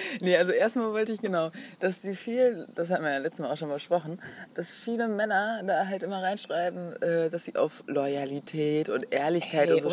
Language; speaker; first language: German; native; German